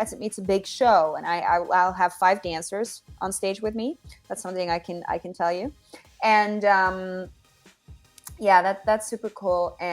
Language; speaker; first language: English; non-native, fluent; Finnish